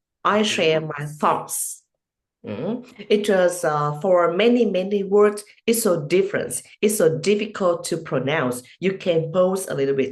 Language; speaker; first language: English; non-native, learner; Vietnamese